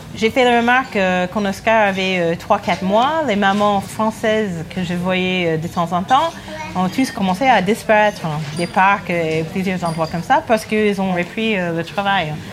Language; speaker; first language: French; non-native, fluent; English